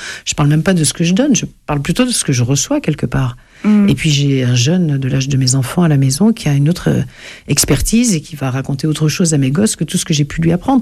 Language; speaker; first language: French; native; French